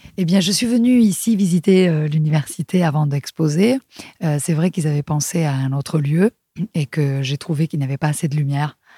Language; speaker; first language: French; non-native, fluent; Spanish